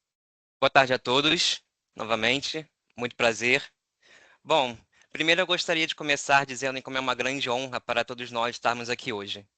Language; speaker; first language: Portuguese; native; Portuguese